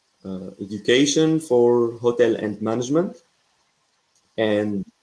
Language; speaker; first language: English; non-native, fluent; Arabic